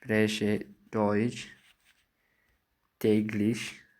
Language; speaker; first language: German; non-native, fluent; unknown